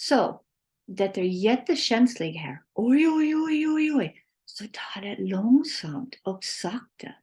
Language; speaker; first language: Swedish; non-native, learner; English